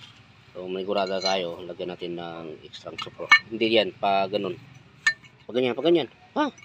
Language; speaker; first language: Filipino; native; Filipino